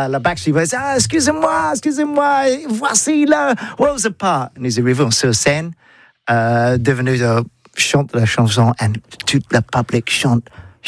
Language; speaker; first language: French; non-native, learner; English